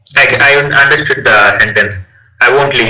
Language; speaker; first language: English; non-native, learner; Telugu